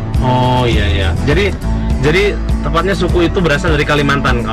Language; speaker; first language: Indonesian; native; Indonesian